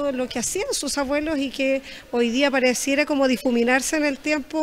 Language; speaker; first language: Spanish; native; Spanish